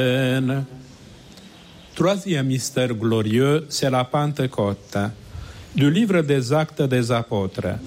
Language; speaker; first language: French; native; French